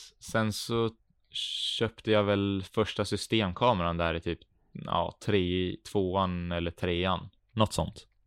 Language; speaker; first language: Swedish; native; Swedish